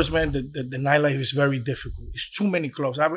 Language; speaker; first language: English; early bilingual, other home language; Spanish